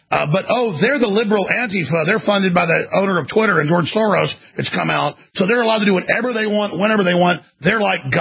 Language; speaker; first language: English; native; English